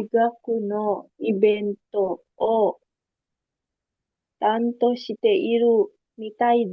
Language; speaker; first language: Japanese; non-native, learner; Indonesian